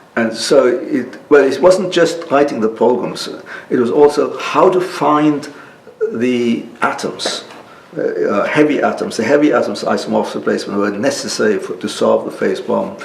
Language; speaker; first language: English; non-native, local second language; German